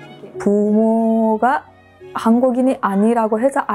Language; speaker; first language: Korean; non-native, fluent; Uzbek